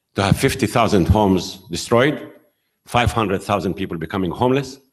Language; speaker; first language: English; non-native, fluent; Arabic